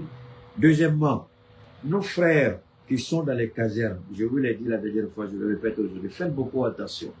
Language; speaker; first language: French; native; French